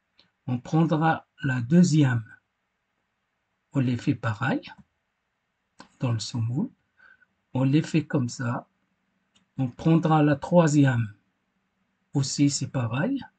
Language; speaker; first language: French; non-native, fluent; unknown